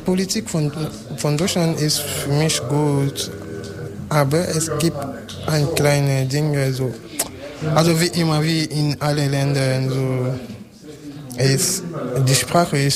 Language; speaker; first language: German; non-native, fluent; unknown